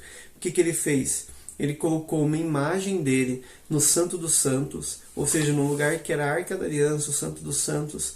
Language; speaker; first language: Portuguese; native; Portuguese